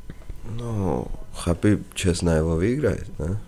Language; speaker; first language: Russian; non-native, learner; Persian